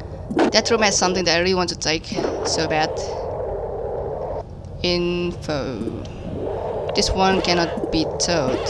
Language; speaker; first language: English; non-native, fluent; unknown